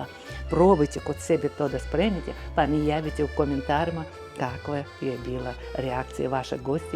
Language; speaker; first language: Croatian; non-native, fluent; Russian